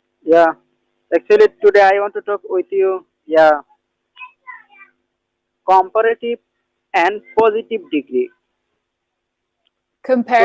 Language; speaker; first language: English; non-native, learner; Bangla